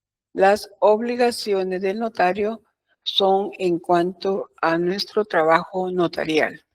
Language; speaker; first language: Spanish; native; Spanish